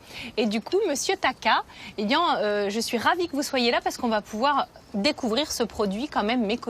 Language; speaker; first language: French; native; French